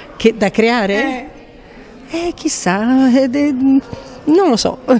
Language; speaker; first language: Italian; native; Italian